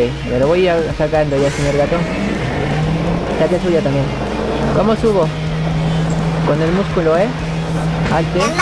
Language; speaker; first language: Spanish; native; Spanish